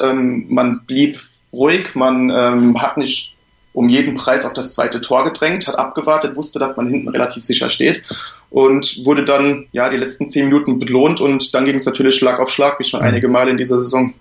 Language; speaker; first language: German; native; German